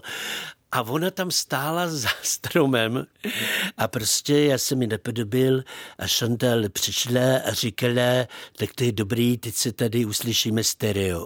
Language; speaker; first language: Czech; native; Czech